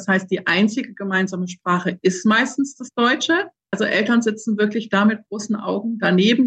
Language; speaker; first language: German; native; German